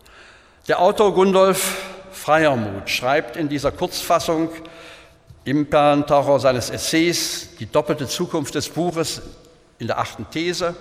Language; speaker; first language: German; native; German